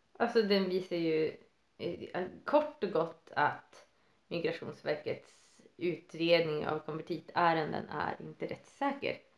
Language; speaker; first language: Swedish; native; Swedish